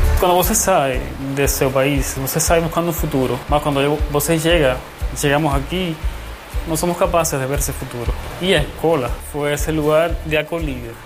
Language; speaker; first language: Portuguese; non-native, fluent; Spanish